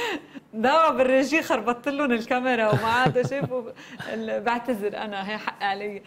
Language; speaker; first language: Arabic; native; Arabic